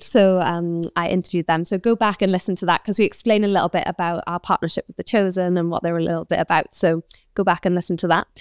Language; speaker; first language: English; native; English